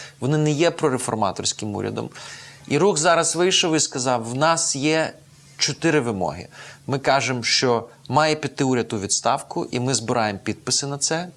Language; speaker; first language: Ukrainian; native; Ukrainian